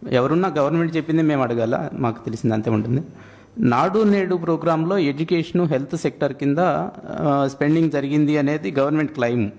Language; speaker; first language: Telugu; native; Telugu